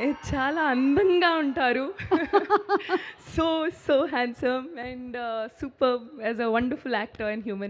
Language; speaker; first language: Telugu; non-native, local second language; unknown